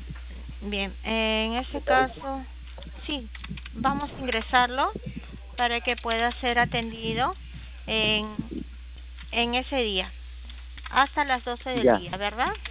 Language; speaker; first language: Spanish; native; Spanish